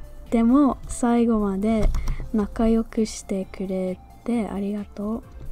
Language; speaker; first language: Japanese; non-native, fluent; English